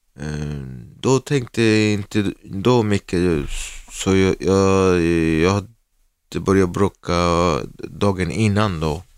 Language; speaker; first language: Swedish; non-native, learner; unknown